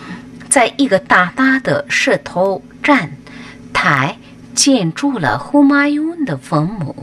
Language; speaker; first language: Chinese; non-native, fluent; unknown